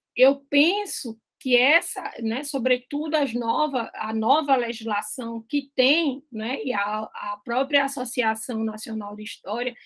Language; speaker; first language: Portuguese; native; Portuguese